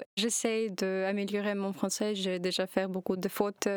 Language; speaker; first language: French; non-native, fluent; Ukrainian